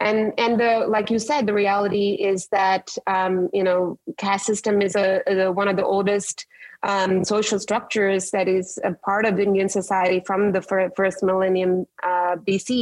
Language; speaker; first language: English; non-native, local second language; Marathi